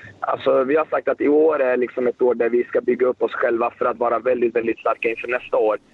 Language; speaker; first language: Swedish; native; Swedish